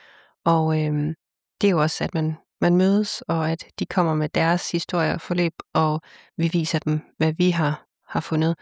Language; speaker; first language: Danish; native; Danish